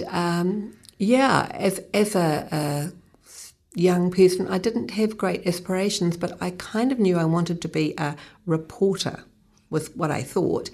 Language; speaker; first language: English; native; English